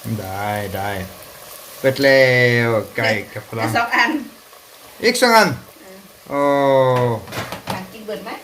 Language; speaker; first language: Thai; non-native, learner; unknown